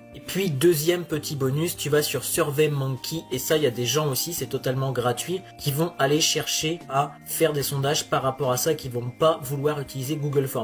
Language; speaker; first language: French; native; French